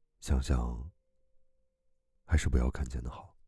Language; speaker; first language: Chinese; native; Chinese